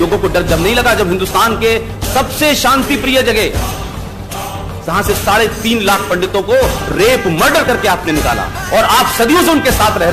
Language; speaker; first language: Hindi; native; Hindi